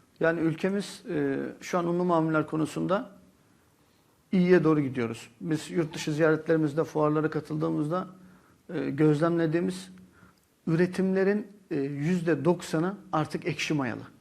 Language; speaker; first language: Turkish; native; Turkish